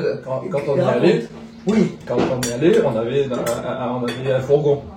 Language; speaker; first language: French; native; French